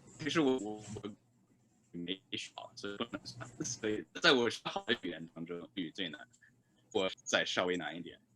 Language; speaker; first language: Chinese; native; Chinese